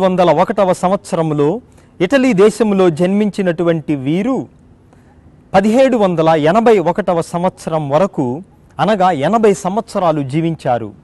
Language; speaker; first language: Telugu; native; Telugu